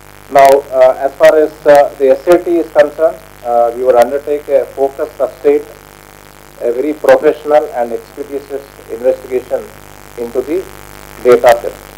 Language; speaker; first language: English; non-native, local second language; Telugu